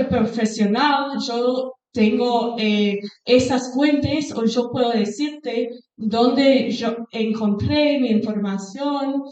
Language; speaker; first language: Spanish; non-native, fluent; English